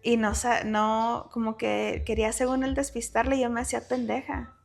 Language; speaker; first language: Spanish; early bilingual, heritage; Spanish